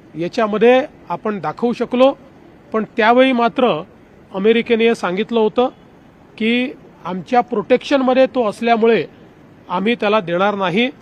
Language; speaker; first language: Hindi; non-native, local second language; Marathi